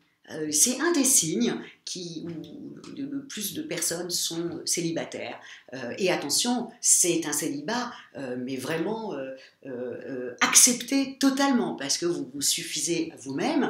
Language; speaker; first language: French; native; French